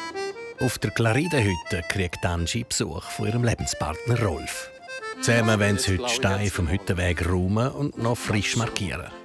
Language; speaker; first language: German; native; German